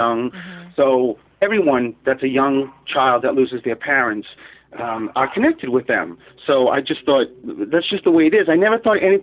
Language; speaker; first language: English; native; English